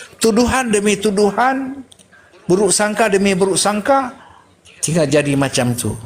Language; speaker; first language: Malay; non-native, local second language; Achinese